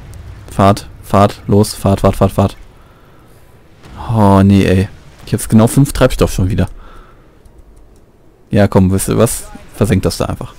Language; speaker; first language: German; native; German